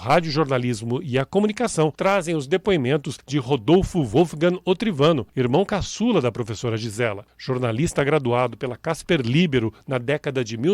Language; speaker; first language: Portuguese; native; Portuguese